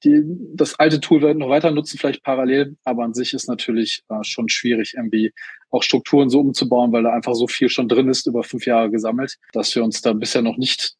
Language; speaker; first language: German; native; German